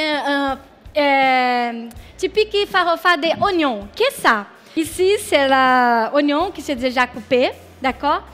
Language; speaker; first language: French; non-native, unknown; Portuguese